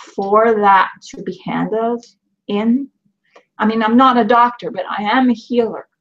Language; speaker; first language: English; non-native, fluent; Swedish